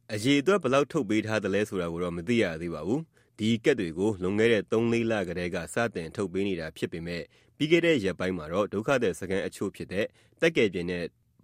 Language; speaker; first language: Burmese; native; Burmese